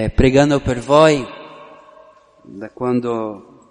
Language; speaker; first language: Italian; non-native, fluent; Portuguese